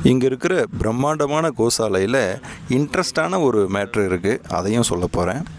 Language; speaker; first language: Tamil; native; Tamil